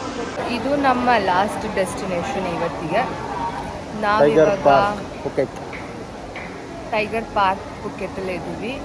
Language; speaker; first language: Kannada; native; Kannada